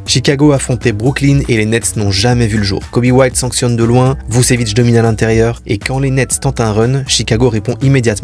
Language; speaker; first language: French; native; French